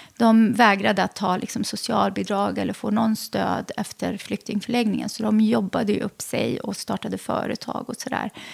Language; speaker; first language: Swedish; early bilingual, other home language; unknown